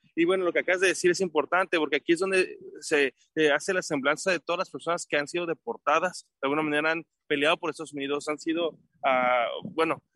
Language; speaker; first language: Spanish; native; Spanish